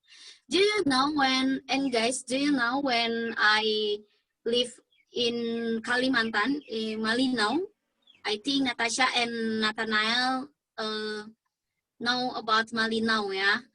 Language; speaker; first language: English; non-native, learner; Indonesian